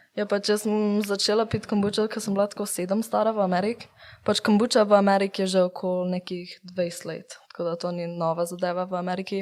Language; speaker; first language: Slovenian; early bilingual, heritage; Slovenian